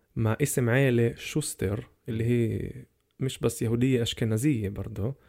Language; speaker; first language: Arabic; non-native, fluent; Hebrew